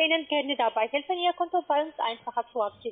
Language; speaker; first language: German; non-native, fluent; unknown